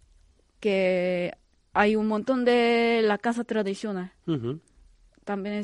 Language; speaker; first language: Spanish; non-native, fluent; Korean